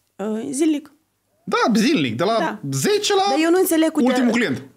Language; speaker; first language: Romanian; non-native, fluent; Lithuanian